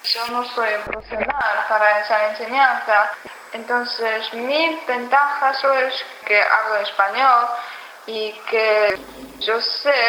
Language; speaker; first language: Spanish; non-native, learner; Chinese